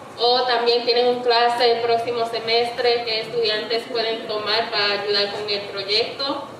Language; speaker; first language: Spanish; early bilingual, heritage; English